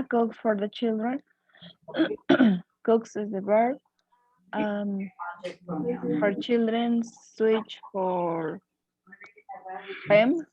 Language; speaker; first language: English; non-native, learner; Spanish